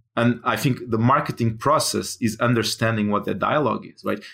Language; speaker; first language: English; non-native, fluent; Portuguese